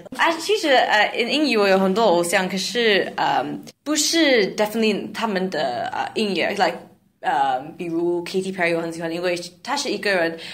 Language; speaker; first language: Chinese; non-native, learner; English